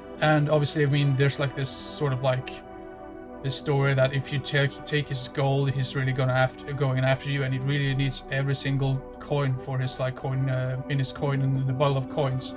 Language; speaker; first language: English; non-native, fluent; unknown